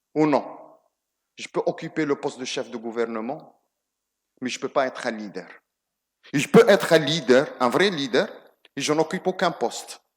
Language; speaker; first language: French; non-native, local second language; Arabic